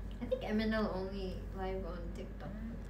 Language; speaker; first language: English; non-native, learner; Japanese